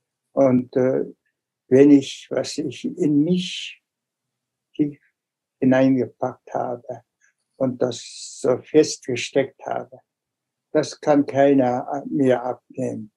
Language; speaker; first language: German; non-native, fluent; Tuvinian